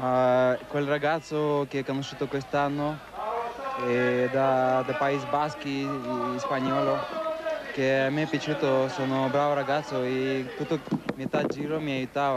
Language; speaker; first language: Italian; non-native, learner; Russian